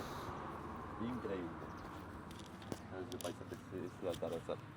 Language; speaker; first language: Spanish; native; Spanish